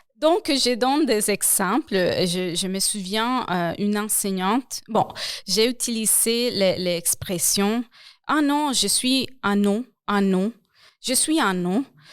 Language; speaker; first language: French; non-native, fluent; Spanish